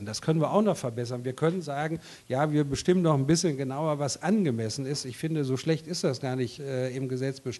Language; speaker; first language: German; native; German